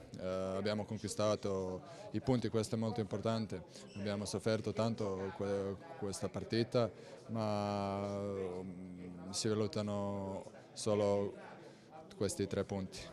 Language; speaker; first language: Italian; non-native, fluent; Serbian